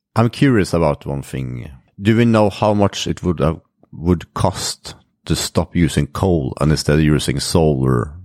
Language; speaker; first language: English; non-native, fluent; Norwegian